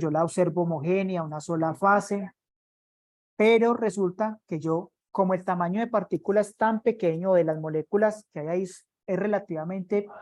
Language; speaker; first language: Spanish; native; Spanish